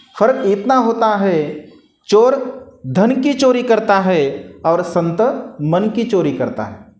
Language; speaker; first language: Hindi; non-native, local second language; Marathi